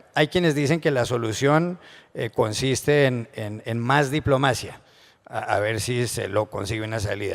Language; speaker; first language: Spanish; native; Spanish